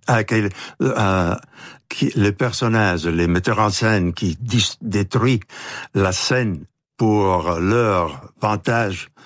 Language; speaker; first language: French; non-native, fluent; Italian